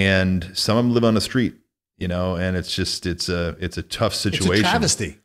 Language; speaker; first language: English; native; English